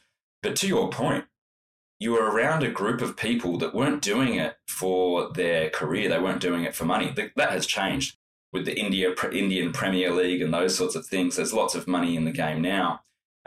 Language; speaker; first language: English; native; English